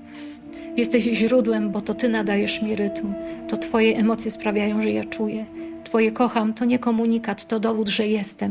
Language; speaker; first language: Polish; native; Polish